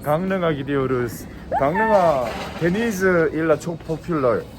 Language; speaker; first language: Turkish; non-native, learner; Korean